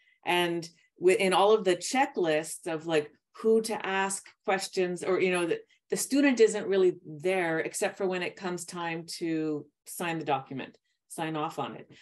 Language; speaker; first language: English; native; English